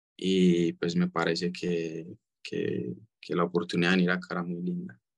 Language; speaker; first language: Spanish; native; Spanish